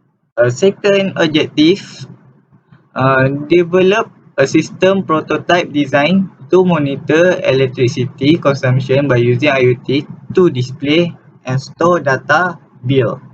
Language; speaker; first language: English; non-native, local second language; Malay